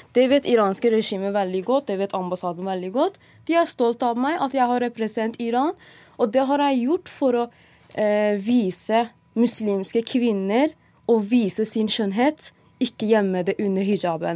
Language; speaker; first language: Norwegian; non-native, fluent; Persian